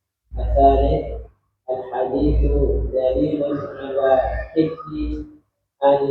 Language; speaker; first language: Arabic; non-native, learner; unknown